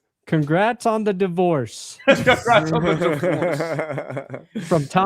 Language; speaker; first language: English; native; English